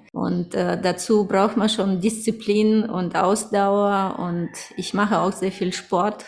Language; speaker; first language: German; non-native, fluent; Russian